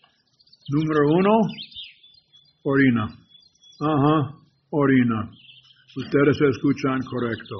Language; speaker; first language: Spanish; non-native, learner; English